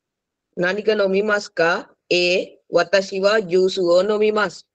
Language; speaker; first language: Japanese; non-native, learner; Sinhala